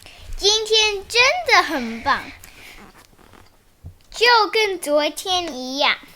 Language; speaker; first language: Chinese; early bilingual, heritage; Chinese